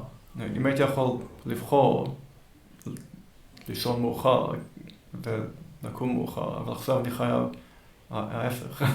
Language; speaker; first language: Hebrew; early bilingual, heritage; Hebrew